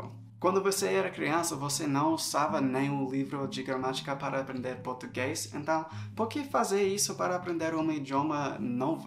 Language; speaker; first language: Portuguese; non-native, fluent; English